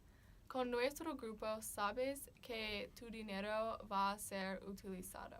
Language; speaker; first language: Spanish; non-native, learner; English